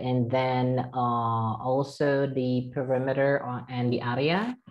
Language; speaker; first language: English; non-native, fluent; Indonesian